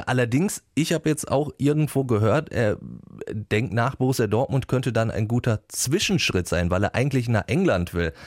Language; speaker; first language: German; native; German